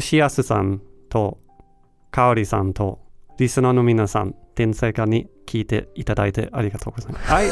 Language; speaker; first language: Japanese; non-native, learner; Danish